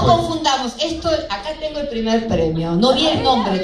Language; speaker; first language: Spanish; native; Spanish